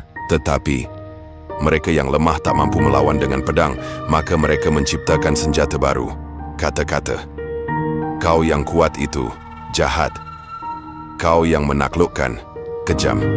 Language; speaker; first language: Indonesian; native; Indonesian